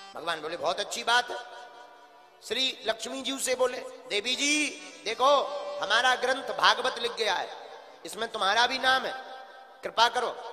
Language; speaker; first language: Hindi; native; Hindi